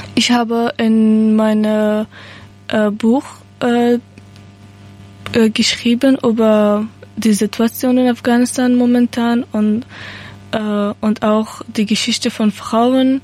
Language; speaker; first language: German; non-native, learner; Persian